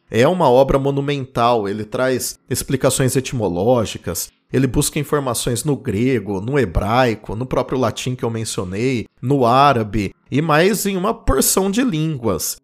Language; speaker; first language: Portuguese; native; Portuguese